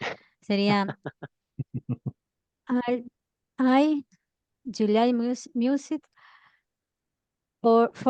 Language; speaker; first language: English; non-native, learner; Spanish